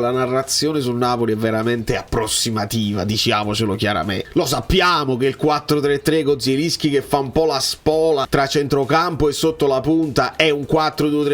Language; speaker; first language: Italian; native; Italian